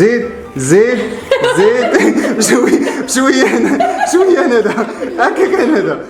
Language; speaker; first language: Arabic; native; Arabic